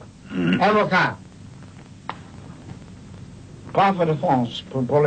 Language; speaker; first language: French; non-native, learner; English